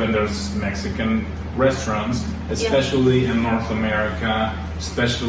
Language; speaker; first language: English; non-native, fluent; Spanish